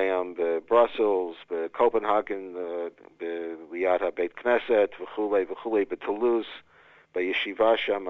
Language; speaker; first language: Hebrew; non-native, fluent; English